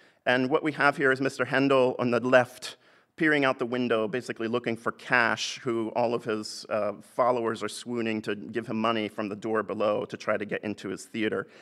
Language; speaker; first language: English; native; English